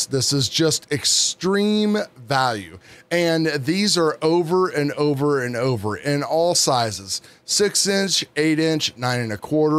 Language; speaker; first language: English; native; English